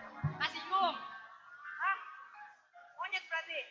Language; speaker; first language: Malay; non-native, local second language; Sundanese